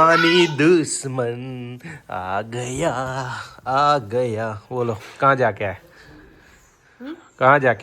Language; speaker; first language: Hindi; non-native, local second language; Gujarati